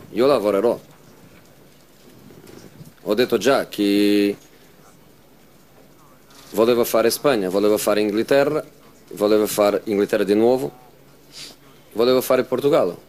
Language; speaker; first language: Italian; non-native, fluent; Portuguese